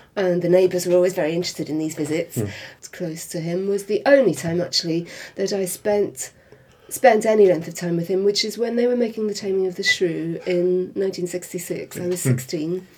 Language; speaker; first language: English; native; English